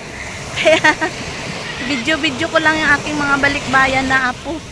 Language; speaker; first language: Filipino; native; Filipino